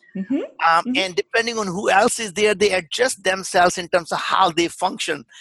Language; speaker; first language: English; non-native, local second language; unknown